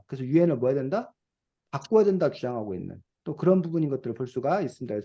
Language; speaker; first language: Korean; native; Korean